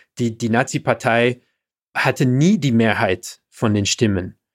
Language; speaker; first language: German; non-native, fluent; English